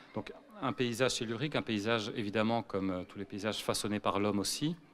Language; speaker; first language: French; native; French